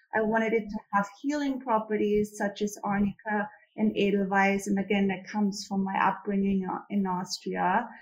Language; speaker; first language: English; non-native, fluent; German